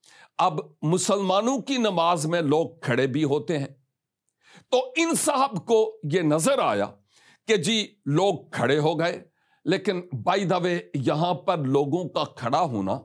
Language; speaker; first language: Urdu; native; Urdu